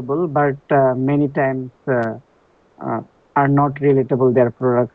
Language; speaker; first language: English; non-native, learner; Bangla